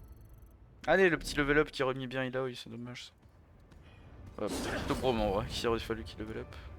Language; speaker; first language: French; native; French